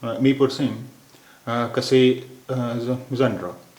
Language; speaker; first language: Persian; non-native, fluent; Urdu